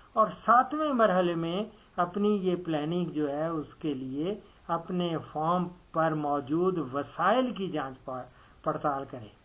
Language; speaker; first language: Urdu; non-native, local second language; Punjabi